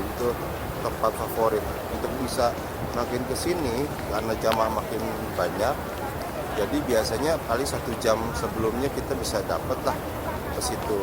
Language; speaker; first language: Indonesian; native; Indonesian